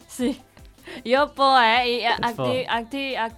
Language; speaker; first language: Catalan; non-native, learner; Indonesian